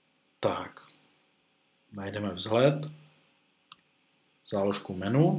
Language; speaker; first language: Czech; native; Czech